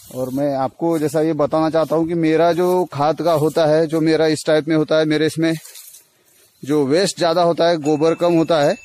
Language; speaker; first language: Hindi; non-native, local second language; Marathi